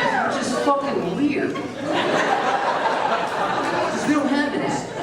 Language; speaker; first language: English; native; English